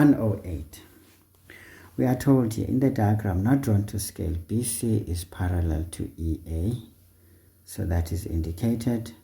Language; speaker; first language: English; non-native, local second language; Xhosa